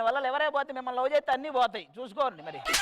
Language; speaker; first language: Telugu; native; Telugu